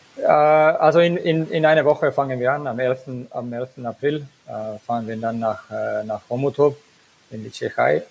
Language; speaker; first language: German; non-native, fluent; Finnish